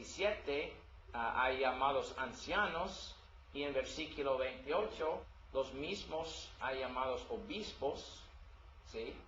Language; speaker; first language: Spanish; non-native, learner; English